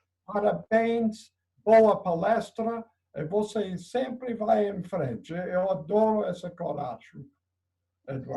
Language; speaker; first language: Portuguese; non-native, learner; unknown